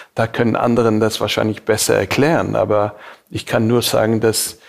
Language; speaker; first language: German; non-native, fluent; English